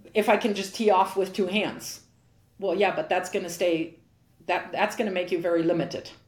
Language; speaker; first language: English; non-native, fluent; German